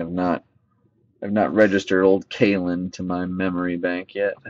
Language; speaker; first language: English; native; English